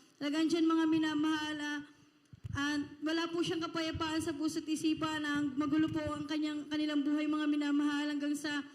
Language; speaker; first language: Filipino; native; Filipino